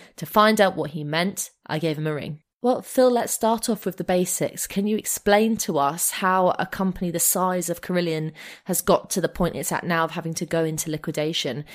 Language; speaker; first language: English; native; English